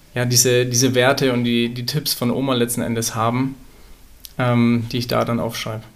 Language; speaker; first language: German; native; German